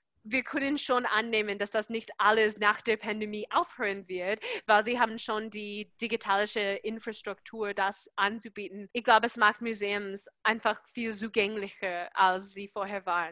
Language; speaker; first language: German; non-native, fluent; English